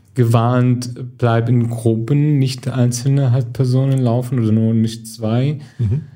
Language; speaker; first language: German; non-native, fluent; Arabic